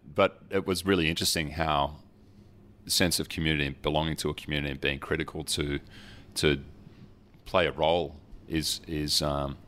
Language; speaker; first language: English; early bilingual, other home language; Dutch